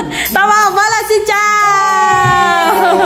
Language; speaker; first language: Portuguese; non-native, learner; Vietnamese